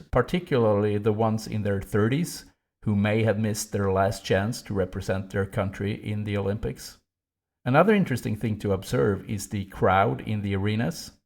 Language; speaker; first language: English; non-native, fluent; Swedish